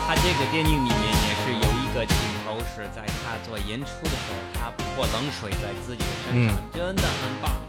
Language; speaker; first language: Chinese; non-native, fluent; English